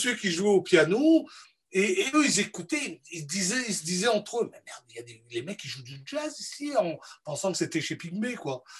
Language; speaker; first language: French; non-native, local second language; Malagasy